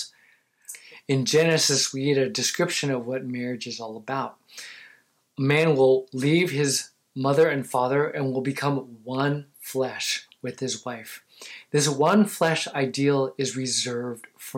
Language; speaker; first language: English; native; English